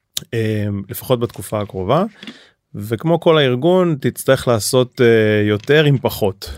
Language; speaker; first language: Hebrew; native; Hebrew